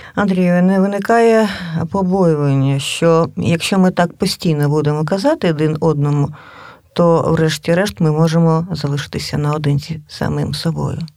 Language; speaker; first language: Ukrainian; native; Ukrainian